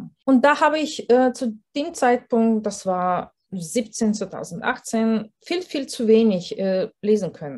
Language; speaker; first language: German; non-native, fluent; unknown